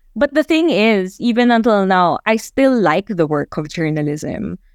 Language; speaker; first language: English; non-native, local second language; Chavacano